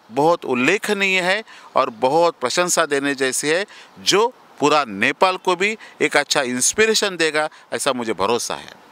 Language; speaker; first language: Hindi; non-native, local second language; Marathi